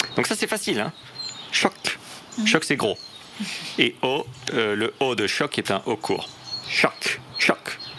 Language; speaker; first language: French; native; French